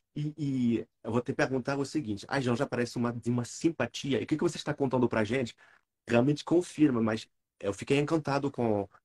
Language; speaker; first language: Portuguese; non-native, fluent; French